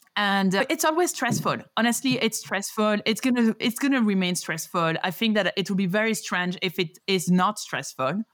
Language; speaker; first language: English; non-native, fluent; French